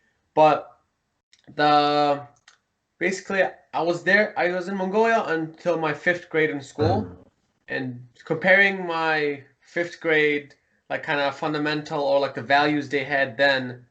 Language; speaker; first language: English; early bilingual, heritage; Mongolian